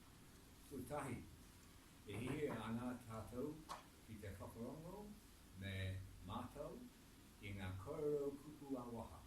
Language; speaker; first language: Māori; non-native, learner; English